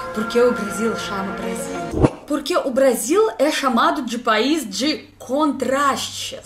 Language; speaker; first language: Portuguese; non-native, learner; Russian